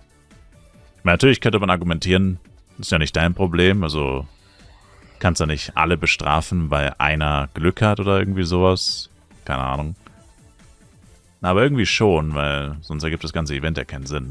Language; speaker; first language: German; native; German